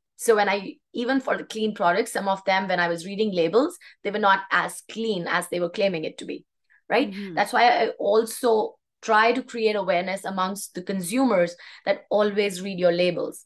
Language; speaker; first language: English; non-native, local second language; Hindi